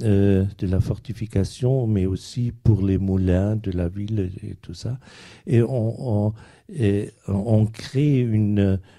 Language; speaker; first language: French; non-native, fluent; German